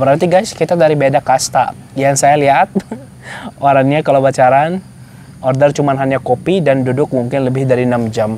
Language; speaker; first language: Indonesian; non-native, fluent; Arabic